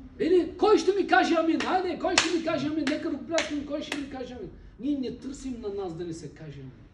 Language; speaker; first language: Bulgarian; non-native, local second language; Turkish